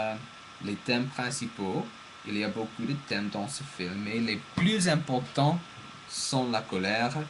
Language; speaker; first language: French; non-native, learner; English